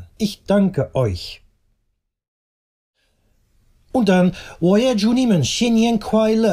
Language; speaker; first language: German; non-native, fluent; Dutch